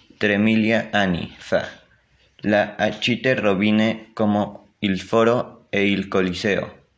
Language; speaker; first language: Italian; non-native, learner; Spanish